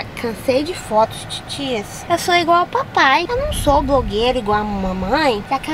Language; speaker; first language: Portuguese; native; Portuguese